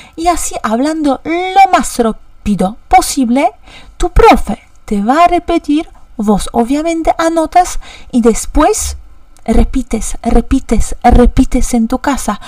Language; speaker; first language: Spanish; non-native, fluent; Polish